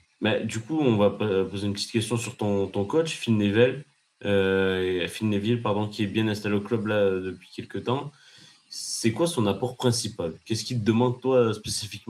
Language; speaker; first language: French; native; French